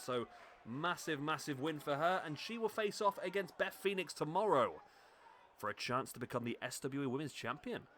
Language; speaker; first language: English; native; English